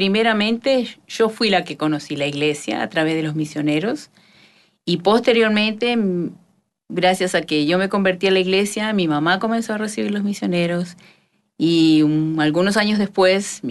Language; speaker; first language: Spanish; native; Spanish